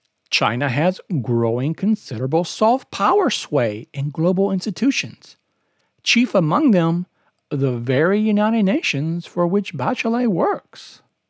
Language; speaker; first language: English; native; English